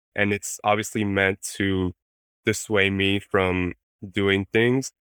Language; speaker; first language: English; non-native, fluent; Spanish